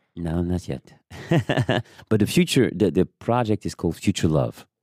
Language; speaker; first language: English; non-native, fluent; French